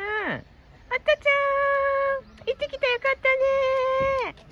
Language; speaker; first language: Japanese; native; Japanese